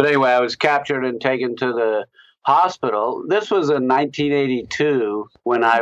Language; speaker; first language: English; native; English